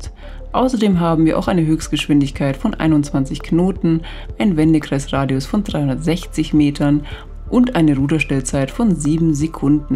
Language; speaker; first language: German; native; German